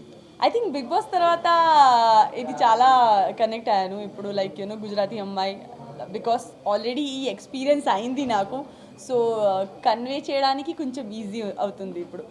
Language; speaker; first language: Telugu; non-native, learner; Gujarati